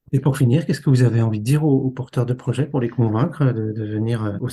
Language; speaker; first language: French; native; French